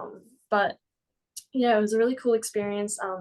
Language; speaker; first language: English; native; English